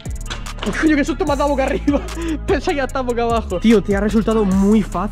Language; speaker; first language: Spanish; native; Spanish